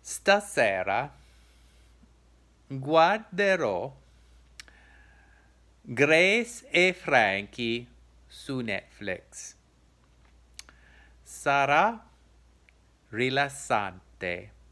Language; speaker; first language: Italian; non-native, learner; English